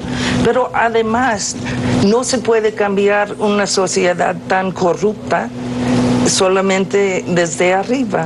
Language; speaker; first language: Spanish; non-native, fluent; English